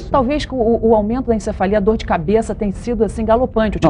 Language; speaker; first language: Portuguese; native; Portuguese